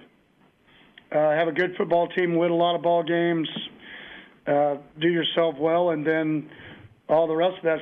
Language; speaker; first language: English; native; English